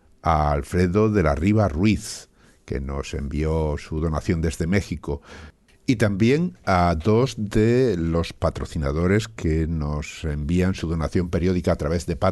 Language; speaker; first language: Spanish; native; Spanish